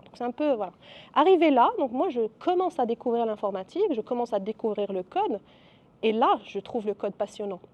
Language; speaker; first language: French; non-native, local second language; Arabic